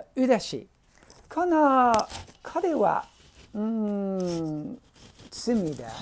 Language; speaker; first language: Japanese; non-native, learner; English